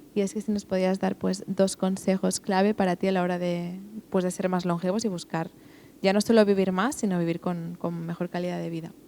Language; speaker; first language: Spanish; non-native, local second language; Catalan